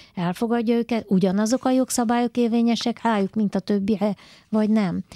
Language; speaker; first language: Hungarian; native; Hungarian